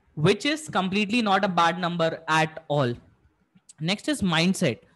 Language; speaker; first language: English; non-native, local second language; Hindi